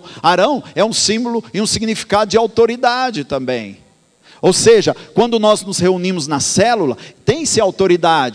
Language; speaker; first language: Portuguese; native; Portuguese